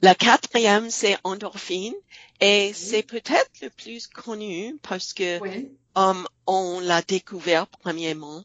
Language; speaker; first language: French; non-native, fluent; English